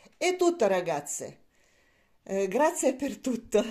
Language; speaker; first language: Italian; non-native, learner; Russian